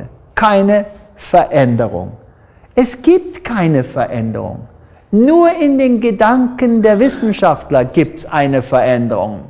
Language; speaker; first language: German; non-native, fluent; English